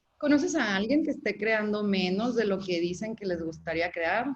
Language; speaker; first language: Spanish; native; Spanish